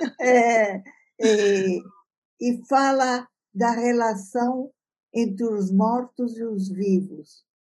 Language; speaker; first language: Portuguese; early bilingual, other home language; Italian